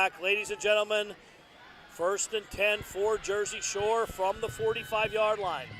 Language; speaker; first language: English; native; English